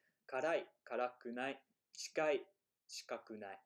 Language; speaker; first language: Japanese; non-native, fluent; English